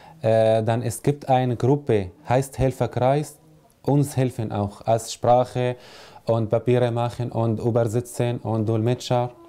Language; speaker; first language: German; non-native, learner; Arabic